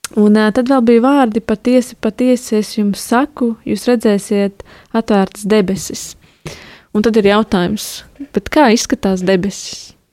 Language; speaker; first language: Latvian; native; Latvian